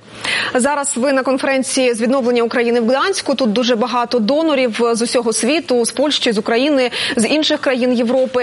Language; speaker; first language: Ukrainian; native; Ukrainian